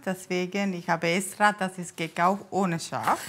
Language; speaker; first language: German; non-native, learner; Tamil